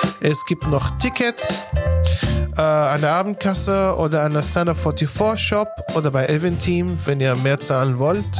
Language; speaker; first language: German; non-native, fluent; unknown